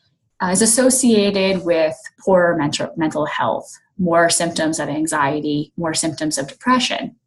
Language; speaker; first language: English; native; English